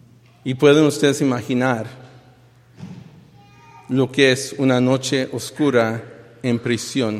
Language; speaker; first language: Spanish; early bilingual, heritage; Spanish